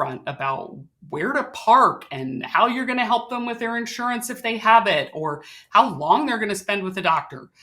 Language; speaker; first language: English; native; English